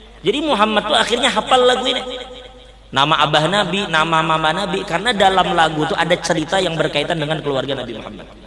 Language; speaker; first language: Indonesian; non-native, local second language; Banjar